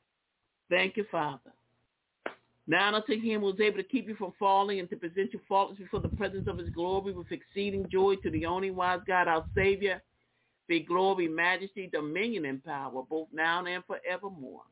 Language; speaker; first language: English; native; English